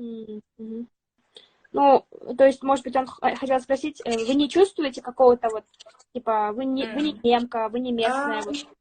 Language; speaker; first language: Russian; native; Russian